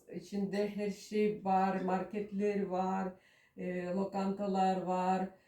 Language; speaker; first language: Turkish; non-native, learner; Russian